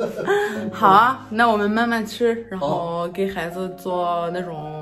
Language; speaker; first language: Chinese; non-native, fluent; French